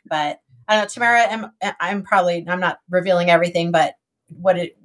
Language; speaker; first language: English; native; English